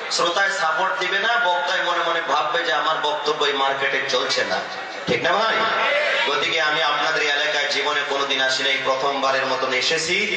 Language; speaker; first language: Bangla; non-native, local second language; Assamese